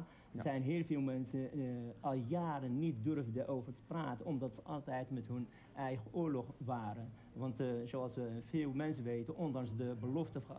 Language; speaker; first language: Dutch; non-native, fluent; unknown